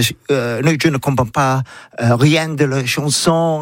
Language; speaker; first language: French; non-native, learner; English